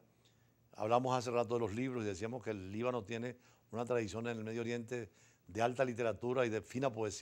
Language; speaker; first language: Spanish; native; Spanish